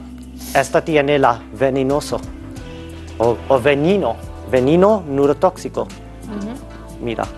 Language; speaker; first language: Spanish; non-native, learner; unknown